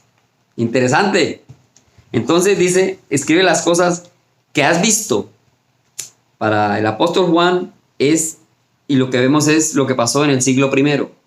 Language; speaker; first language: Spanish; native; Spanish